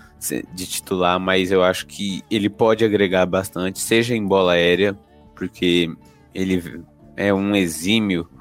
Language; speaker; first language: Portuguese; native; Portuguese